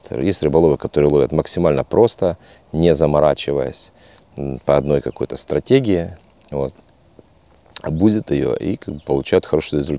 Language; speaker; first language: Russian; native; Russian